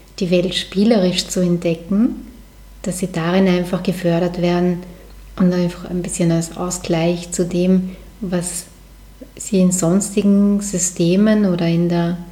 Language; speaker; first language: German; native; German